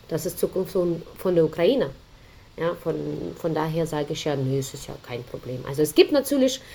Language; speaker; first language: German; non-native, fluent; Ukrainian